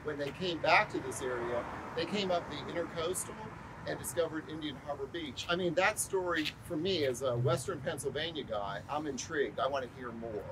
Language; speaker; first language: English; native; English